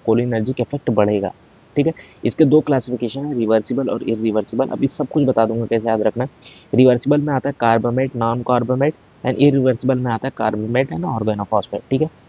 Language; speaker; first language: Hindi; native; Hindi